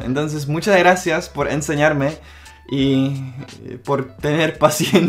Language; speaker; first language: Spanish; non-native, local second language; Czech